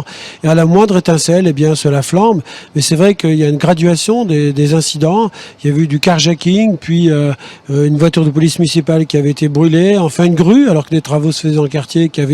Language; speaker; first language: French; native; French